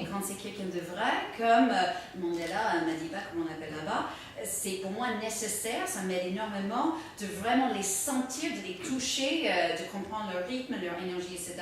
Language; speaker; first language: French; native; French